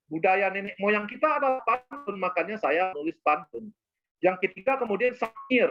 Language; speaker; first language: Indonesian; native; Indonesian